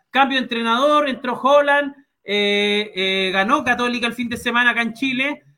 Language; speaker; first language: Spanish; native; Spanish